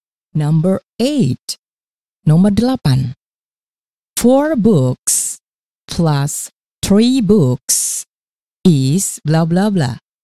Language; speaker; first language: English; non-native, fluent; Indonesian